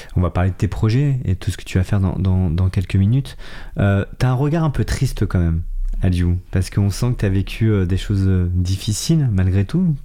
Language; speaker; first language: French; native; French